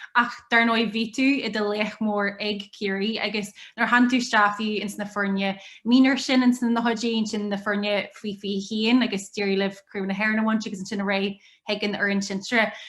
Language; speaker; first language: Irish; native; Irish